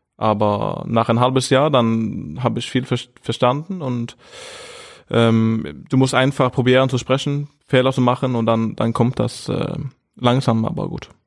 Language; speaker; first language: German; non-native, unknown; Norwegian